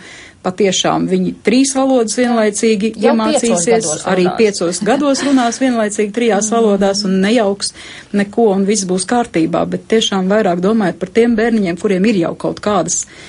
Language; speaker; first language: Latvian; native; Latvian